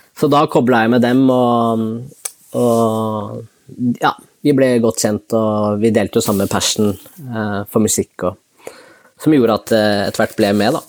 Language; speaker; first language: Norwegian; early bilingual, other home language; Spanish